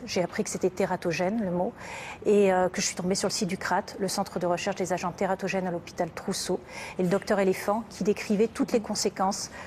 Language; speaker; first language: French; native; French